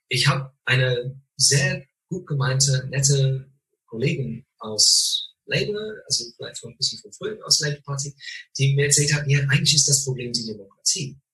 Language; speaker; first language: German; non-native, fluent; English